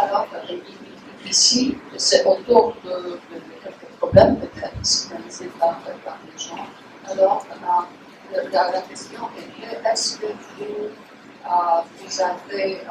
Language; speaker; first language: French; non-native, fluent; Polish